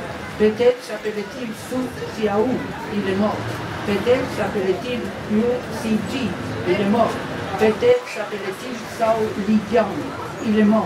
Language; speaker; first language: French; non-native, fluent; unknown